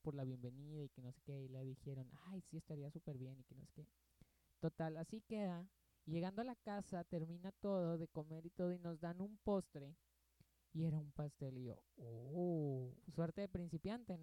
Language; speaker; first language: Spanish; native; Spanish